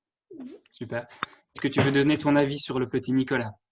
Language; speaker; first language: French; native; French